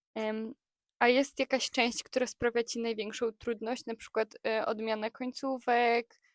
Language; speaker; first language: Polish; native; Polish